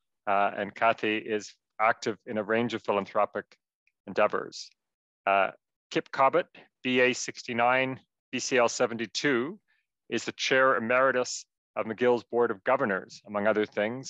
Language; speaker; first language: English; native; English